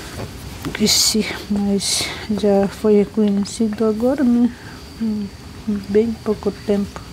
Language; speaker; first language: Portuguese; non-native, local second language; Guarani